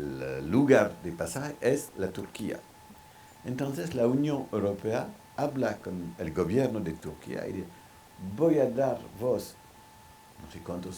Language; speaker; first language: Spanish; non-native, local second language; French